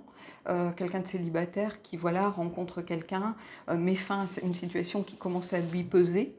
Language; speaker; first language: French; native; French